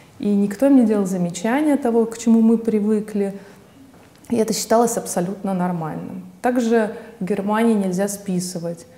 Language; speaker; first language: Russian; native; Russian